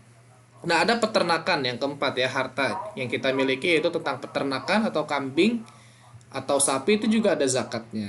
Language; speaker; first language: Indonesian; native; Indonesian